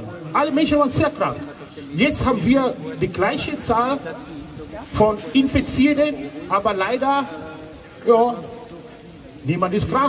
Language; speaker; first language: German; non-native, fluent; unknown